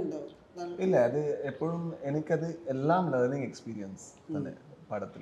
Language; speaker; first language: Malayalam; non-native, learner; Kannada